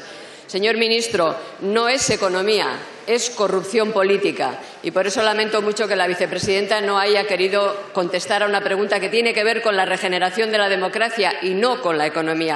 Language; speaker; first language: Spanish; native; Spanish